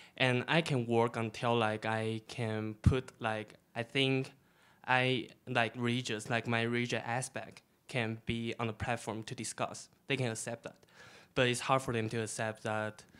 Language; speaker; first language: English; non-native, fluent; Chinese